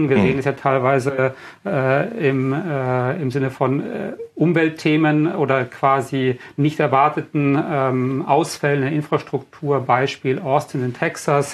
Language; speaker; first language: German; native; German